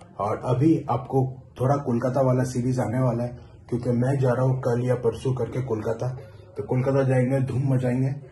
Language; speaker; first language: Hindi; non-native, local second language; Bangla